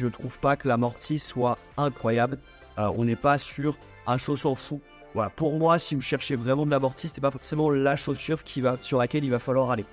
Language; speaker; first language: French; native; French